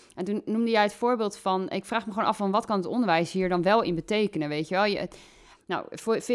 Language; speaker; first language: Dutch; native; Dutch